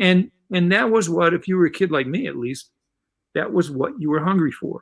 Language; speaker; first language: English; native; English